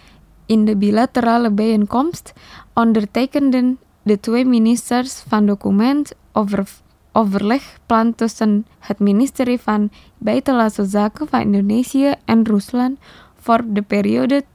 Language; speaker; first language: Dutch; non-native, fluent; Indonesian